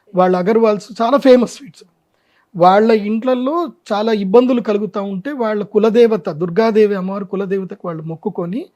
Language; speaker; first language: Telugu; non-native, local second language; Marwari